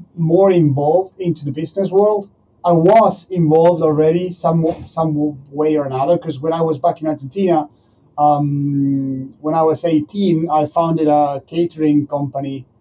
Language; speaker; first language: English; non-native, fluent; Spanish